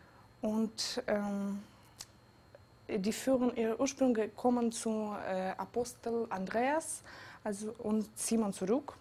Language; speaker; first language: German; non-native, fluent; Georgian